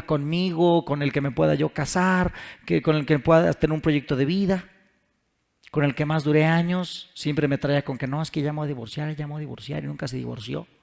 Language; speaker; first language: Spanish; native; Spanish